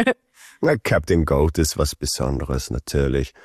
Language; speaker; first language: German; early bilingual, heritage; Swedish